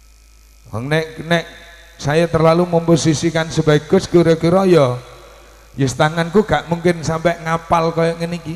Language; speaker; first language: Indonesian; non-native, local second language; Javanese